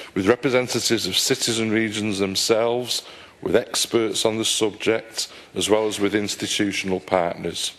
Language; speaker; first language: English; native; English